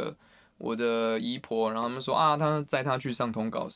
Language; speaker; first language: Chinese; native; Chinese